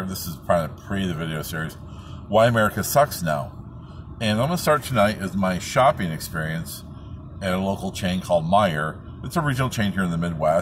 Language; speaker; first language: English; native; English